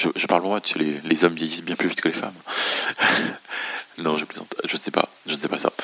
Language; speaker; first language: French; non-native, local second language; Arabic